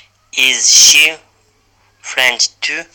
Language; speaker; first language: English; non-native, learner; Uyghur